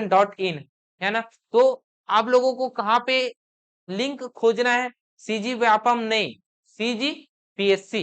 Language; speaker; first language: Hindi; native; Hindi